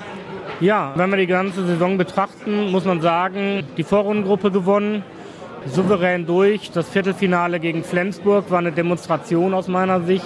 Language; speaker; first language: German; native; German